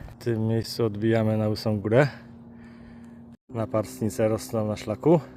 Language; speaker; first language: Polish; native; Polish